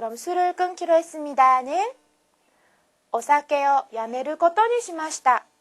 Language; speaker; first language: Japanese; non-native, fluent; Korean